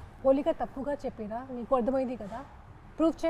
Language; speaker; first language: Telugu; non-native, fluent; Hindi